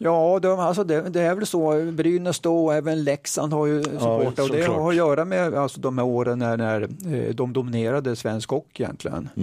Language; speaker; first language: Swedish; native; Swedish